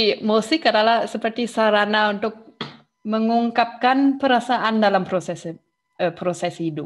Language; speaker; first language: Indonesian; non-native, fluent; German